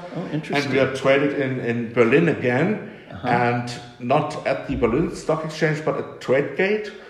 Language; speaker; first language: English; non-native, fluent; German